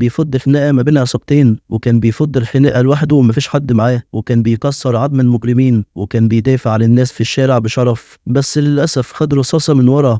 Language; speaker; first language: Arabic; native; Arabic